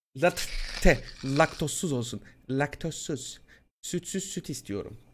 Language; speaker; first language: Turkish; native; Turkish